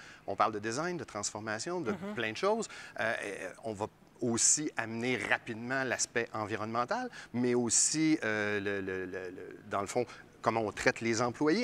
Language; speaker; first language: French; native; French